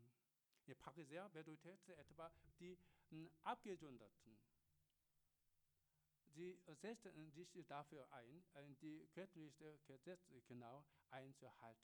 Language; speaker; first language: German; non-native, learner; Korean